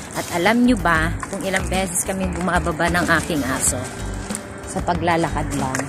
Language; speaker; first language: Filipino; native; Filipino